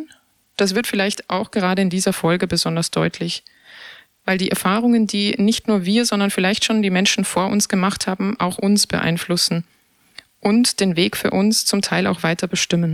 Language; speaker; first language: German; native; German